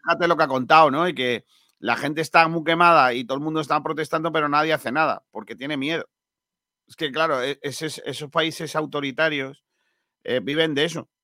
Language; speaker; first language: Spanish; native; Spanish